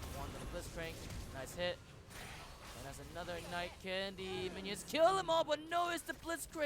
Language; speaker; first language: English; native; English